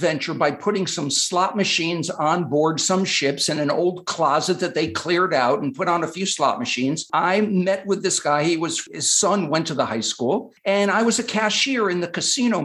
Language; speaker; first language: English; native; English